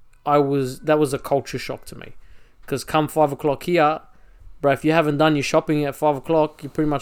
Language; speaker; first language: English; native; English